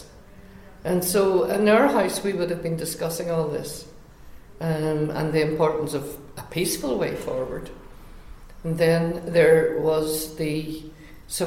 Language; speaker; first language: English; native; English